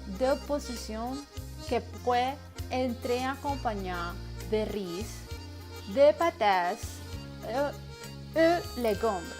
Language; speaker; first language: French; non-native, learner; Spanish